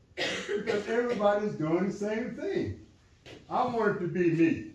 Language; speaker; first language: English; native; English